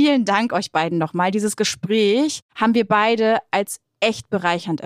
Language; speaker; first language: German; native; German